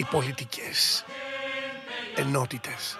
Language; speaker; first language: Greek; native; Greek